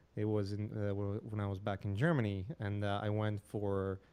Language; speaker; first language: English; non-native, fluent; Polish